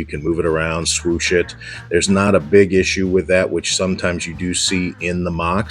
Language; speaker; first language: English; native; English